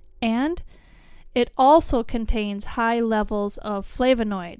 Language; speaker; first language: English; native; English